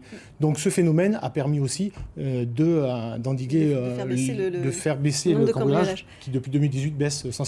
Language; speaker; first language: French; native; French